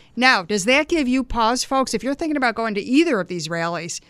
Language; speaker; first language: English; early bilingual, other home language; Italian